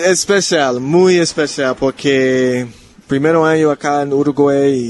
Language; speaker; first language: Spanish; non-native, learner; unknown